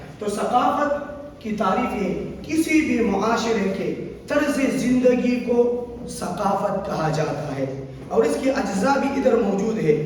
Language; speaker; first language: Urdu; non-native, local second language; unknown